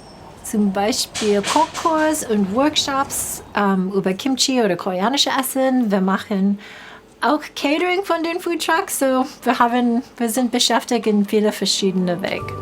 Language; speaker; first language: German; non-native, fluent; English